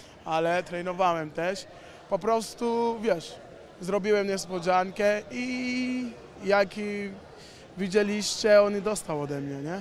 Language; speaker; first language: Polish; non-native, learner; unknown